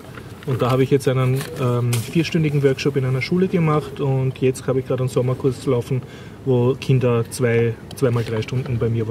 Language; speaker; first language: German; native; German